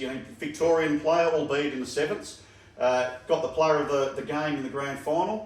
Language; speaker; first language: English; native; English